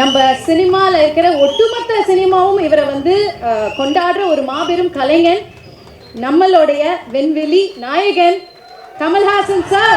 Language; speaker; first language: Tamil; native; Tamil